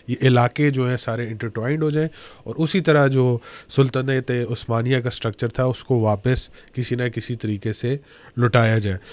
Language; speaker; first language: Urdu; native; Urdu